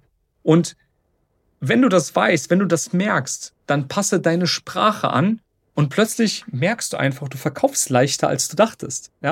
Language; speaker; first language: German; native; German